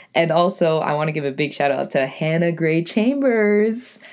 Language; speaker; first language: English; native; English